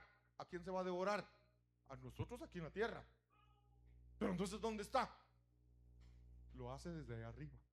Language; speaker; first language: Spanish; native; Spanish